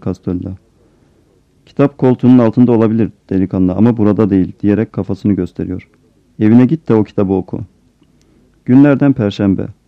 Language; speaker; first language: Turkish; native; Turkish